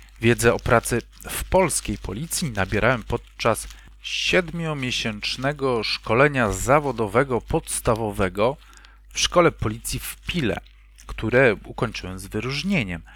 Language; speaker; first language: Polish; native; Polish